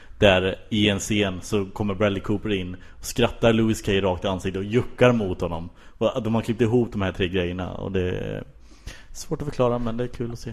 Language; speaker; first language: Swedish; native; Swedish